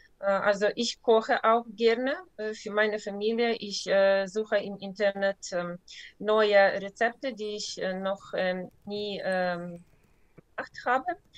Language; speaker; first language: German; non-native, learner; Ukrainian